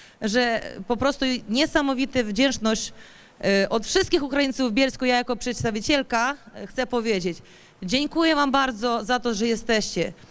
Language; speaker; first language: Polish; non-native, fluent; Ukrainian